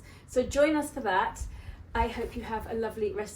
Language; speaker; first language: English; native; English